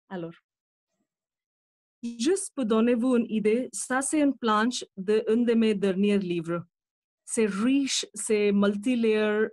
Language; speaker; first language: French; non-native, fluent; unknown